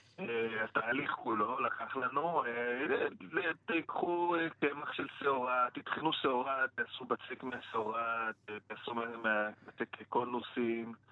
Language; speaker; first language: Hebrew; native; Hebrew